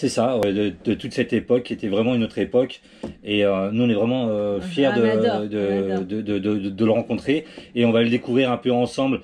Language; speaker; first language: French; native; French